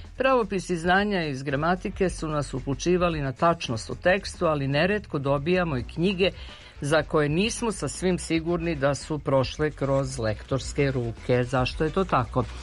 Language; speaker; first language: Serbian; native; Serbian